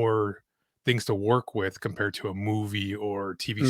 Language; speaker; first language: English; native; English